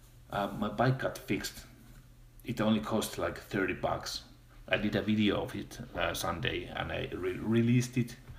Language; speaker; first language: English; non-native, fluent; Finnish